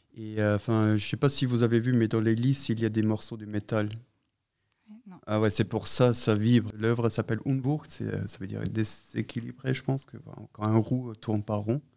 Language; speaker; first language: French; non-native, fluent; German